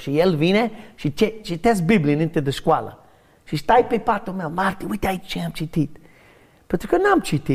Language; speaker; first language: Romanian; non-native, learner; English